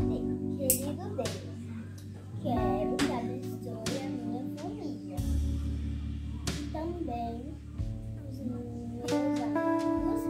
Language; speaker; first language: Portuguese; native; Portuguese